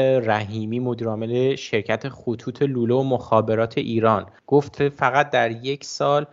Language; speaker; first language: Persian; native; Persian